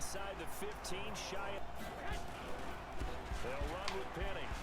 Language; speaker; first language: English; native; English